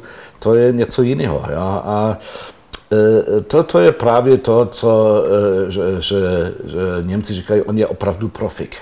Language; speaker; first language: Czech; non-native, fluent; German